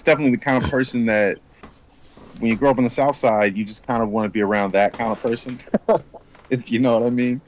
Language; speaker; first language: English; native; English